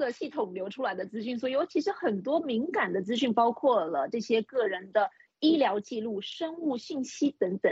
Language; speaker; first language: Chinese; native; Chinese